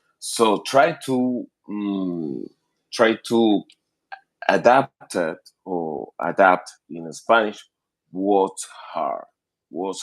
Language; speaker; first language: English; non-native, learner; Spanish